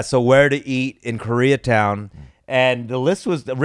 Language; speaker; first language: English; early bilingual, other home language; Korean